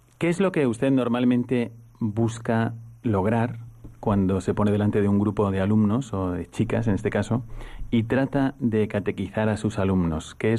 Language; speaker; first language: Spanish; native; Spanish